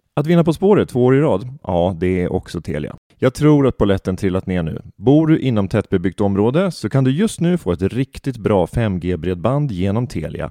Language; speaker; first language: Swedish; native; Swedish